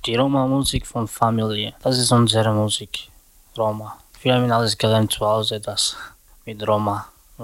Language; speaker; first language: German; non-native, learner; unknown